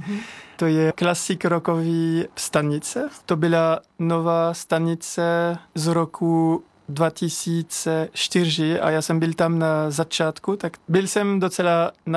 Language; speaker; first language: Czech; non-native, fluent; French